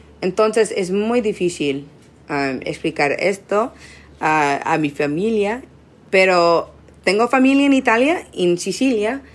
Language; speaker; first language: Spanish; non-native, learner; English